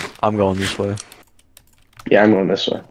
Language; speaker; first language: English; native; English